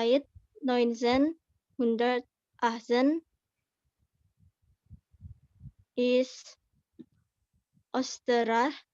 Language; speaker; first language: German; non-native, learner; Indonesian